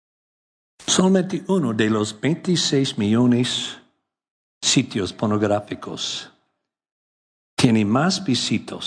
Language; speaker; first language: Spanish; non-native, learner; English